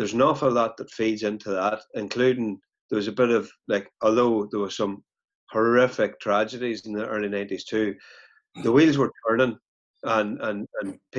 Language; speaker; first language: English; native; English